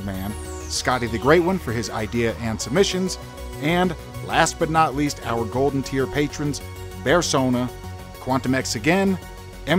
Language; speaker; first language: English; native; English